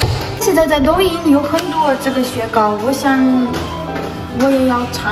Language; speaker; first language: Chinese; non-native, learner; Ukrainian